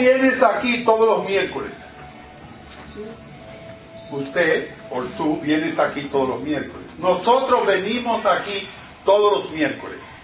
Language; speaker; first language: Spanish; non-native, fluent; English